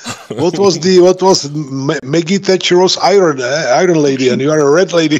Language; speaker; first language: English; non-native, fluent; Czech